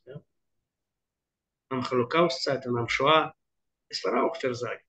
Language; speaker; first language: German; non-native, fluent; Hebrew